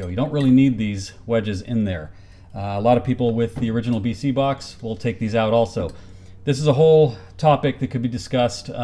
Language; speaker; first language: English; native; English